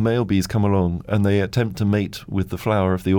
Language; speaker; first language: English; native; English